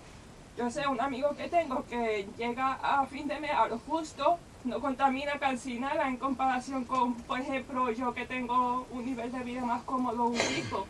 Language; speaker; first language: Spanish; native; Spanish